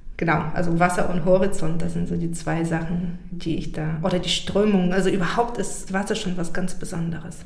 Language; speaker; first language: German; non-native, fluent; Bulgarian